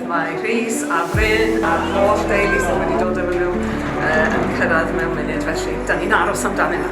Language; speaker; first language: Welsh; native; Welsh